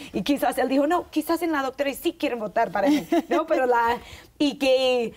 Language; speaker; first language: Spanish; non-native, fluent; English